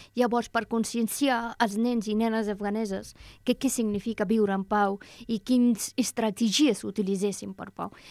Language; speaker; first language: Catalan; non-native, fluent; Persian